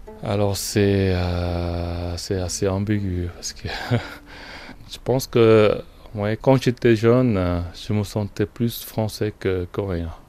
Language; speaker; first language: French; non-native, fluent; Korean